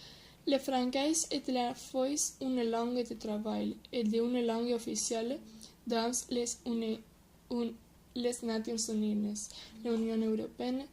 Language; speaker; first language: French; non-native, learner; Spanish